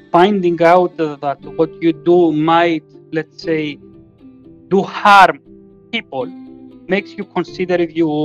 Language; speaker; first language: English; non-native, fluent; Greek